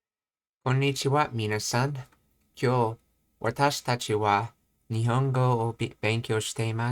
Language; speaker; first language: Japanese; non-native, learner; English